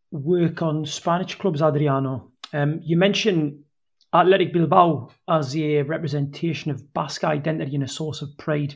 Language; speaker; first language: English; native; English